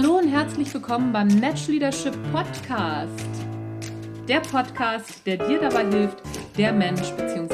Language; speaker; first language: German; native; German